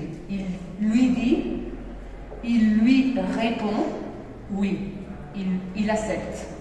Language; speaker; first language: French; non-native, fluent; Spanish